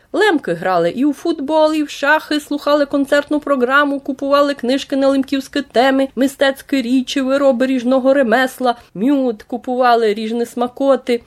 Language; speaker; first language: Ukrainian; native; Ukrainian